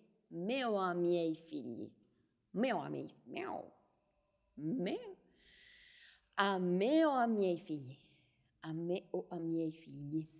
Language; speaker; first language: Italian; non-native, learner; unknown